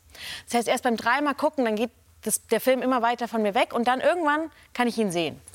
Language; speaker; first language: German; native; German